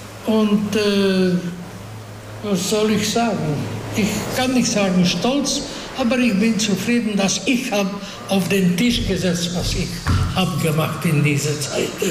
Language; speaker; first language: German; non-native, fluent; Hungarian